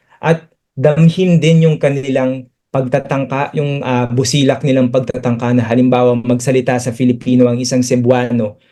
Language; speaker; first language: Filipino; native; Filipino